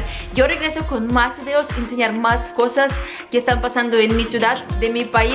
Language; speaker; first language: Spanish; non-native, fluent; Ukrainian